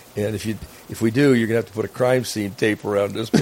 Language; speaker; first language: English; native; English